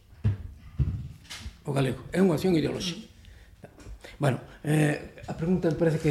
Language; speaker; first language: Galician; native; Galician